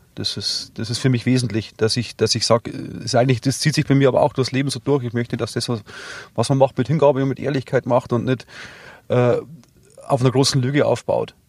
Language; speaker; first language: German; native; German